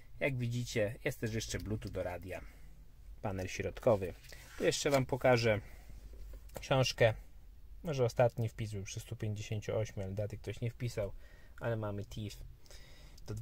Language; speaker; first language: Polish; native; Polish